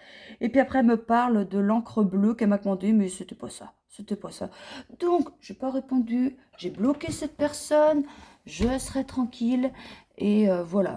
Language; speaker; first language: French; native; French